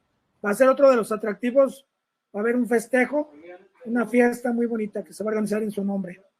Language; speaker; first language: Spanish; native; Spanish